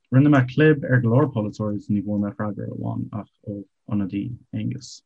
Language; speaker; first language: Irish; non-native, local second language; English